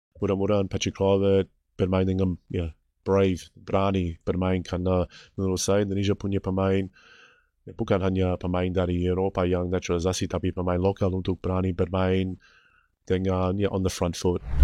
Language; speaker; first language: Indonesian; non-native, fluent; English